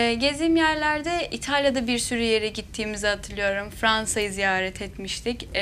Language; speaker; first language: Turkish; native; Turkish